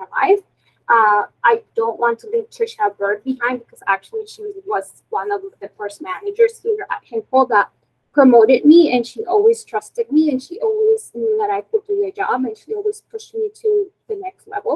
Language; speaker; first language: English; non-native, fluent; Spanish